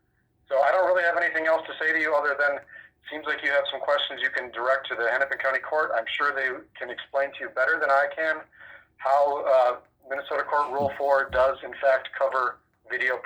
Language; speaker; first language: English; native; English